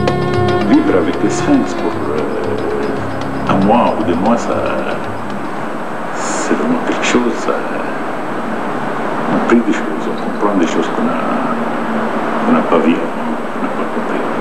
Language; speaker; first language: French; non-native, fluent; Arabic